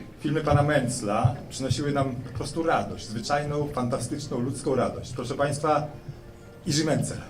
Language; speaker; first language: Polish; native; Polish